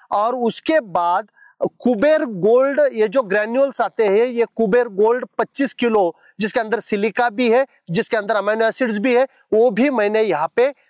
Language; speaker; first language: Hindi; non-native, local second language; Marathi